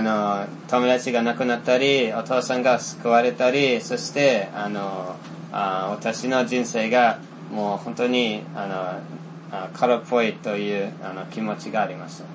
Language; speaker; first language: Japanese; non-native, fluent; Finnish